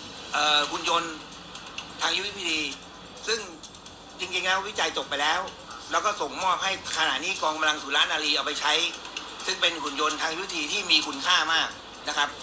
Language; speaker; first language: Thai; native; Thai